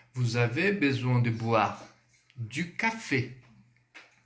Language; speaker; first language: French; non-native, fluent; Portuguese